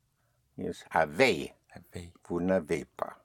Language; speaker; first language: French; non-native, fluent; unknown